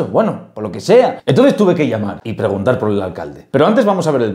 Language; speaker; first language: Spanish; native; Spanish